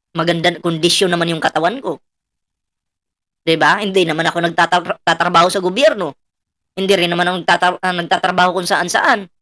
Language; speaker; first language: Filipino; non-native, local second language; Cebuano